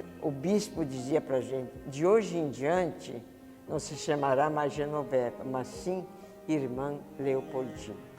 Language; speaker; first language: Portuguese; early bilingual, other home language; Italian